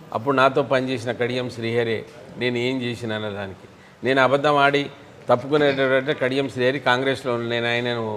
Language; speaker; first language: Telugu; non-native, local second language; Lambadi